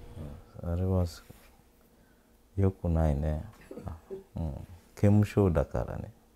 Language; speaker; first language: Japanese; non-native, learner; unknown